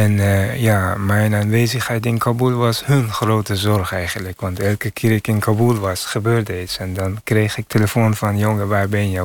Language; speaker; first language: Dutch; non-native, fluent; Persian